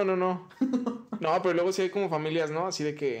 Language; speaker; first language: Spanish; native; Spanish